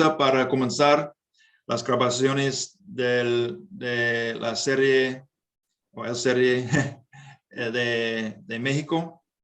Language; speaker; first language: Spanish; non-native, learner; English